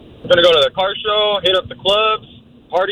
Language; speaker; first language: English; native; English